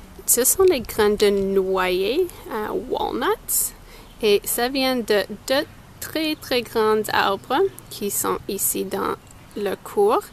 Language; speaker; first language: French; non-native, local second language; English